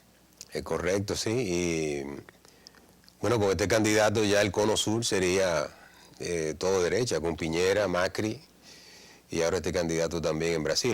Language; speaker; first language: Spanish; native; Spanish